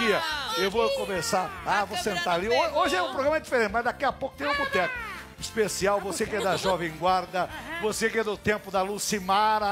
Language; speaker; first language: Portuguese; native; Portuguese